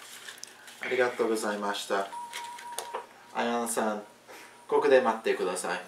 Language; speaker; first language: Japanese; non-native, learner; English